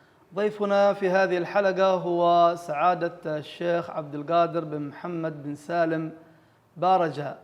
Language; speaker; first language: Arabic; native; Arabic